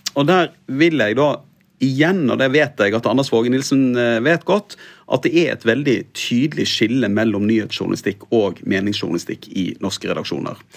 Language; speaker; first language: Norwegian; native; Norwegian